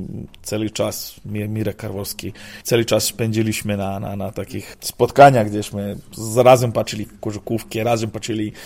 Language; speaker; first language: Polish; non-native, fluent; Serbian